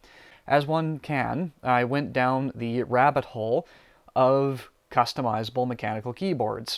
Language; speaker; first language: English; native; English